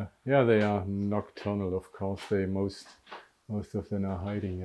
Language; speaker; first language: English; non-native, fluent; German